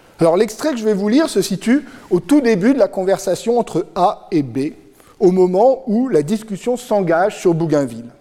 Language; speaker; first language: French; native; French